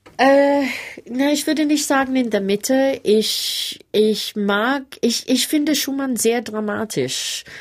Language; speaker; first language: German; non-native, fluent; English